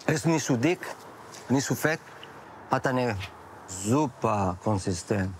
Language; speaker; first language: German; non-native, learner; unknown